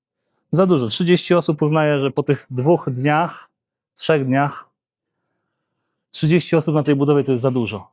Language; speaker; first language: Polish; native; Polish